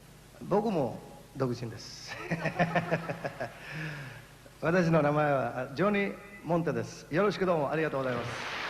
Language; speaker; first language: Japanese; non-native, fluent; Spanish